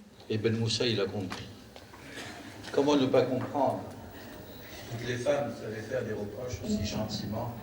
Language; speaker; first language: French; non-native, local second language; Arabic